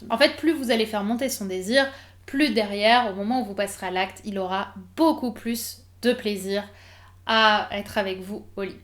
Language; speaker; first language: French; native; French